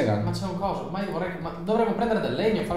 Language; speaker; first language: Italian; native; Italian